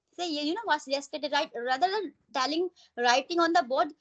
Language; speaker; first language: English; non-native, local second language; Hindi